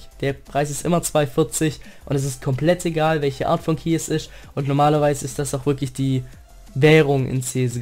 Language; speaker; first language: German; native; German